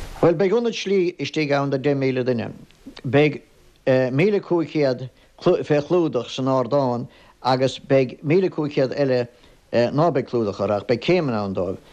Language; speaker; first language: Irish; native; Irish